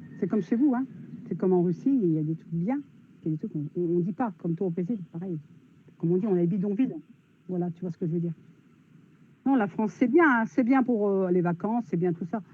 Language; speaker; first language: French; native; French